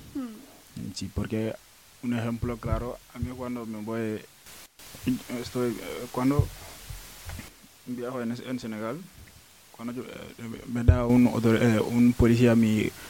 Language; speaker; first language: Spanish; non-native, learner; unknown